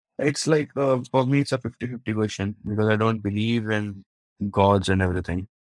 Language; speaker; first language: English; non-native, local second language; Hindi